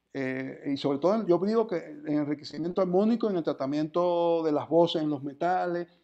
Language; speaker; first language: Spanish; native; Spanish